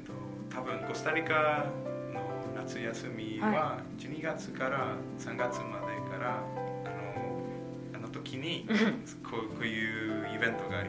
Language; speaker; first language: Japanese; non-native, learner; Spanish